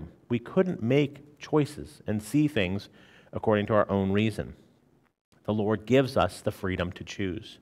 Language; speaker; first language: English; native; English